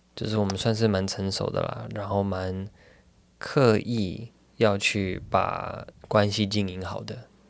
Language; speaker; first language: Chinese; native; Chinese